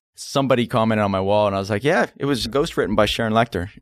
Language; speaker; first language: English; native; English